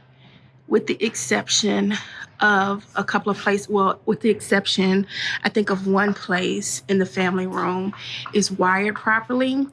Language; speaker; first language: English; native; English